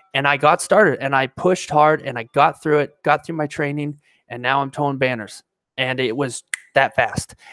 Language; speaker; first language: English; native; English